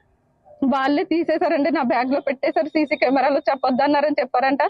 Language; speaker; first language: Telugu; native; Telugu